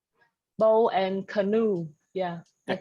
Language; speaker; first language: English; non-native, learner; Vietnamese